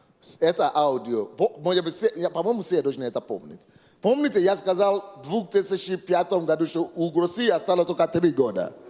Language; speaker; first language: Russian; non-native, fluent; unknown